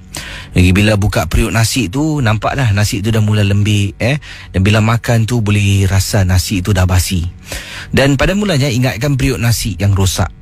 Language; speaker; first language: Malay; native; Malay